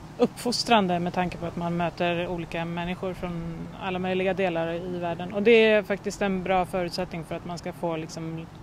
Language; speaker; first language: Swedish; native; Swedish